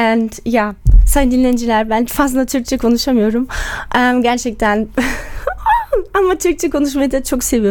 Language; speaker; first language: Turkish; early bilingual, heritage; Turkish